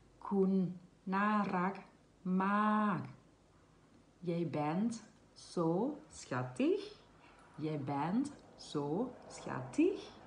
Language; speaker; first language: Dutch; non-native, learner; Thai